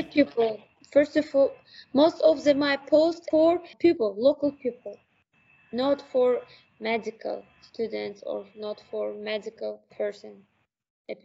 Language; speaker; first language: English; non-native, learner; Uzbek